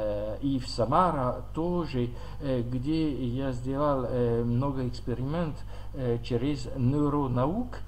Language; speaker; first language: Russian; non-native, learner; French